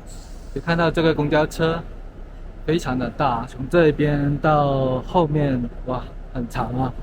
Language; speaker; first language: Chinese; native; Chinese